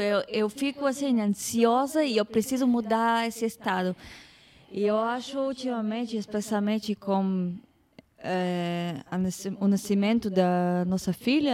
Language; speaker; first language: Portuguese; non-native, fluent; Hebrew